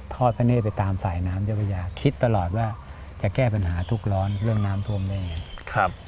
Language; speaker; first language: Thai; native; Thai